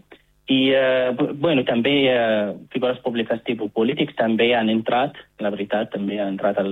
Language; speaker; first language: Catalan; non-native, fluent; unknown